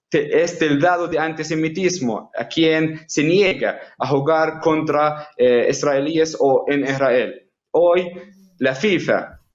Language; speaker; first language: Spanish; non-native, fluent; Arabic